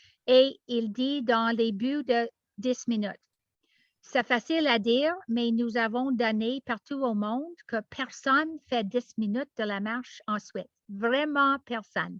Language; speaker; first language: French; non-native, learner; English